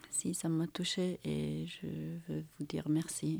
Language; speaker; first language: French; non-native, fluent; Romanian